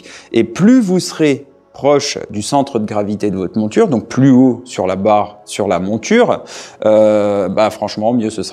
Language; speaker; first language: French; native; French